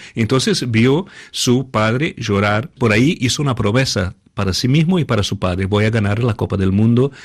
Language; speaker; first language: Spanish; non-native, fluent; Portuguese